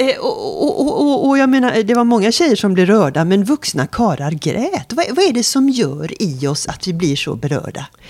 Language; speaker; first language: Swedish; native; Swedish